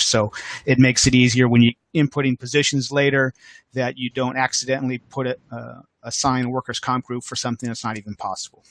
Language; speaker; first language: English; native; English